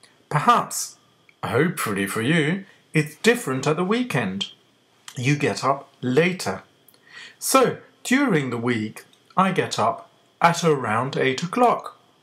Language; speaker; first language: English; native; English